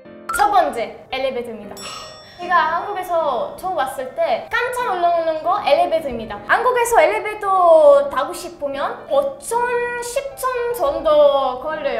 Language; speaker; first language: Korean; non-native, learner; Italian